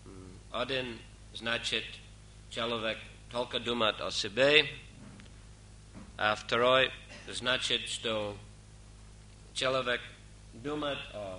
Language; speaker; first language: Russian; non-native, fluent; English